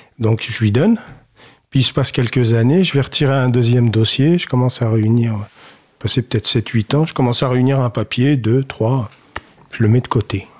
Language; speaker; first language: French; early bilingual, other home language; Kabyle